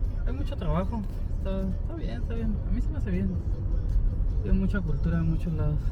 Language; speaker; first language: Spanish; native; Spanish